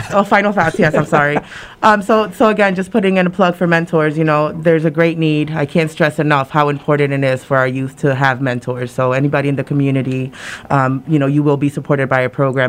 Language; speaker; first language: English; early bilingual, other home language; Spanish